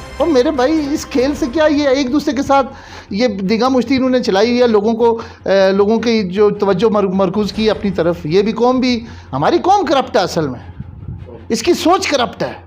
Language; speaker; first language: Urdu; non-native, local second language; Pahari-Potwari